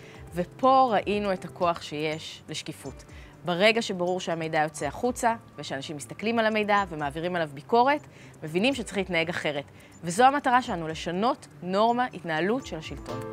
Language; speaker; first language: Hebrew; native; Hebrew